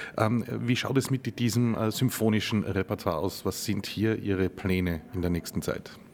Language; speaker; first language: German; native; German